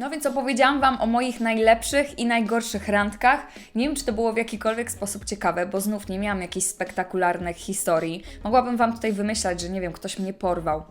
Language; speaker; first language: Polish; native; Polish